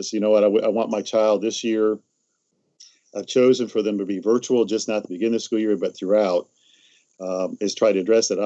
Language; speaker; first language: English; native; English